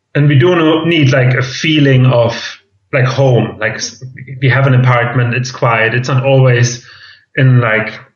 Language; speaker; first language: English; non-native, fluent; German